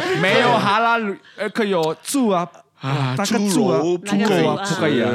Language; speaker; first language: Chinese; non-native, learner; Malay